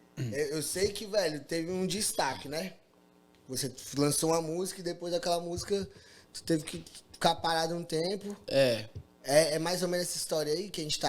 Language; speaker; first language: Portuguese; native; Portuguese